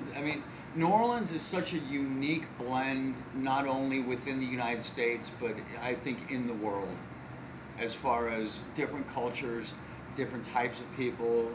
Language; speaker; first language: English; native; English